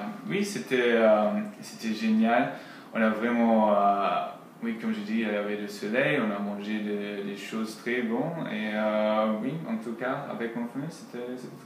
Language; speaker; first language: French; non-native, learner; English